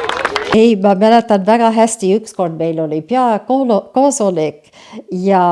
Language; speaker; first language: Estonian; early bilingual, heritage; Estonian